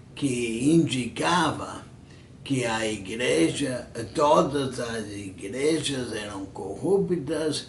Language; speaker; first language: Portuguese; non-native, fluent; English